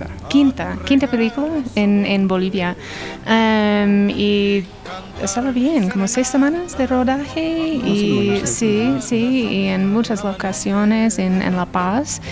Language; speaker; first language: Spanish; non-native, learner; English